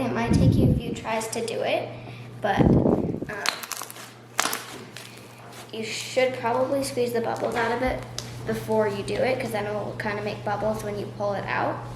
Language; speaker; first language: English; native; English